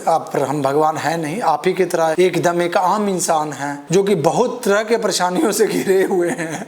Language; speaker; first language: Hindi; native; Hindi